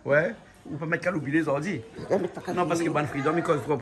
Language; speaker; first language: French; native; French